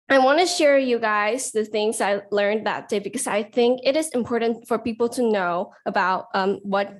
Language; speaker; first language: English; non-native, learner; Chinese